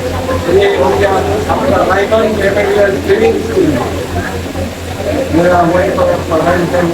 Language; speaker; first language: Hindi; non-native, local second language; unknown